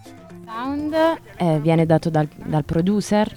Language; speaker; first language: Italian; native; Italian